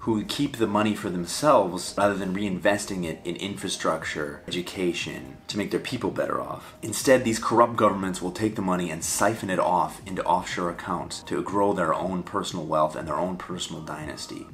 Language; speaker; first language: English; native; English